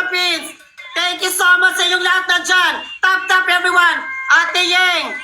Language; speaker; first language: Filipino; non-native, local second language; Cebuano